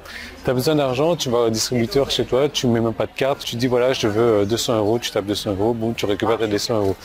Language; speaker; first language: French; native; French